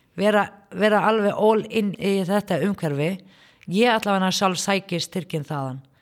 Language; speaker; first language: Icelandic; non-native, fluent; Arabic